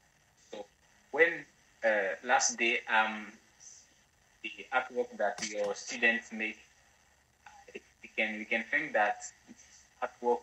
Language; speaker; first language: English; non-native, learner; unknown